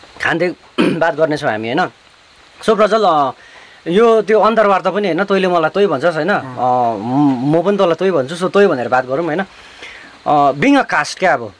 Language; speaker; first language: Nepali; native; Nepali